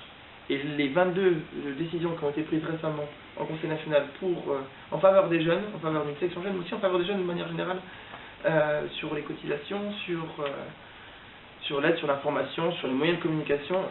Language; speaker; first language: French; native; French